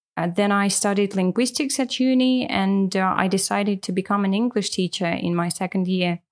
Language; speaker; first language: English; non-native, fluent; Russian